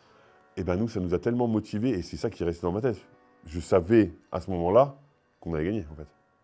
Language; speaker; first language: French; native; French